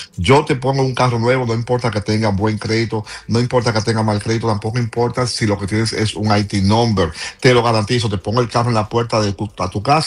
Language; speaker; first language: Spanish; native; Spanish